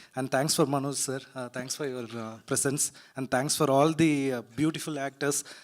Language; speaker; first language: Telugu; non-native, fluent; Tamil